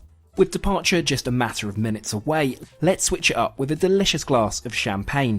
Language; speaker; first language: English; native; English